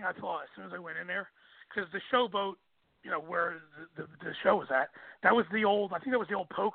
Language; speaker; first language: English; native; English